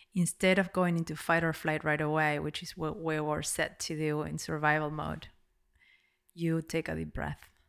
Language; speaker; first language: English; non-native, fluent; Spanish